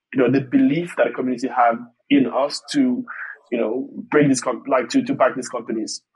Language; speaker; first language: English; non-native, fluent; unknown